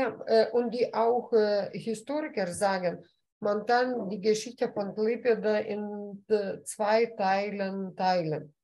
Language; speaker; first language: German; non-native, fluent; Lithuanian